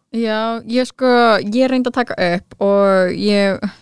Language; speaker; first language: Icelandic; non-native, fluent; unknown